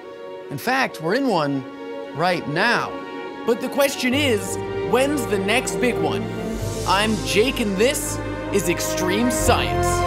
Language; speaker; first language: English; native; English